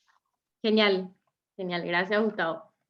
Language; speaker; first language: Spanish; native; Spanish